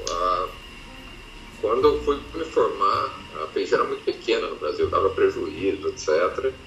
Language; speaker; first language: Portuguese; native; Portuguese